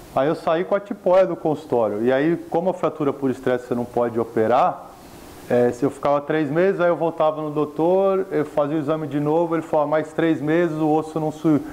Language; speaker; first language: Portuguese; native; Portuguese